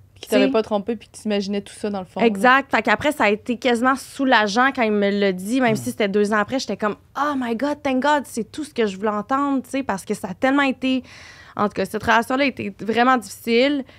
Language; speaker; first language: French; native; French